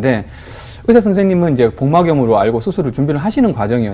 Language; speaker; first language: Korean; native; Korean